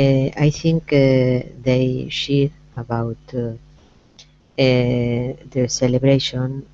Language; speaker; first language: English; non-native, learner; Spanish